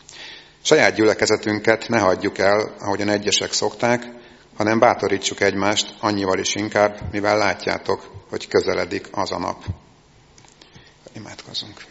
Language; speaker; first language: Hungarian; native; Hungarian